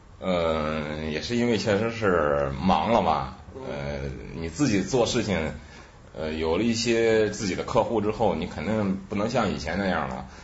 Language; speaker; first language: Chinese; native; Chinese